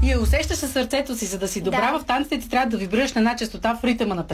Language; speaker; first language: Bulgarian; native; Bulgarian